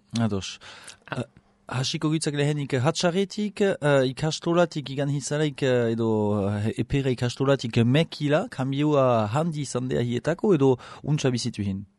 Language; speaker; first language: Basque; native; Basque